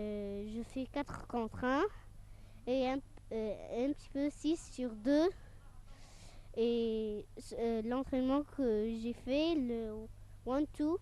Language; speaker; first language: French; non-native, local second language; Arabic